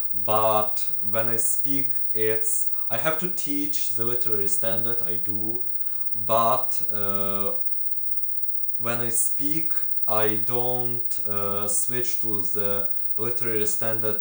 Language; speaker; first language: English; non-native, fluent; Ukrainian